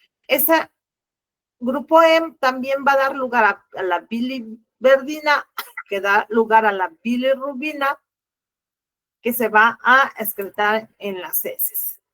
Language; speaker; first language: Spanish; native; Spanish